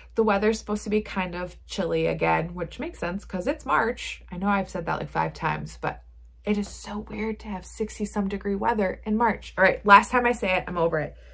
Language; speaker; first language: English; native; English